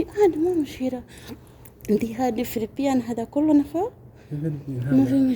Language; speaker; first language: Arabic; non-native, learner; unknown